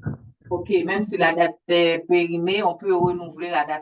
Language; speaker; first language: French; native; French